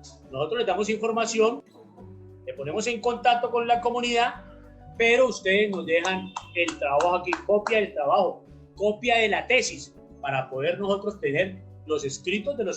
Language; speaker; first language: Spanish; native; Spanish